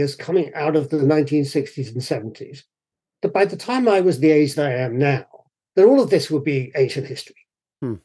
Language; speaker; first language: English; native; English